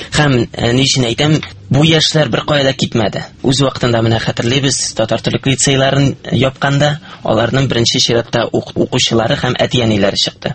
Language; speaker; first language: Tatar; native; Tatar